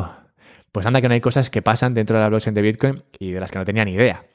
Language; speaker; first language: Spanish; native; Spanish